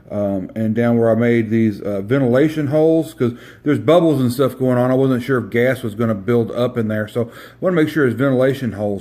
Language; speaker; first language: English; native; English